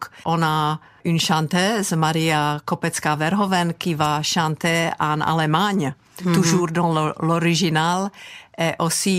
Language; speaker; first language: French; non-native, fluent; Czech